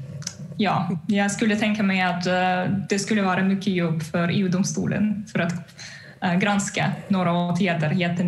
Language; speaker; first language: Swedish; non-native, fluent; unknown